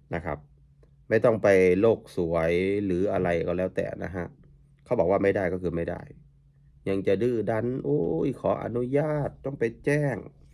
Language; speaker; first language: Thai; native; Thai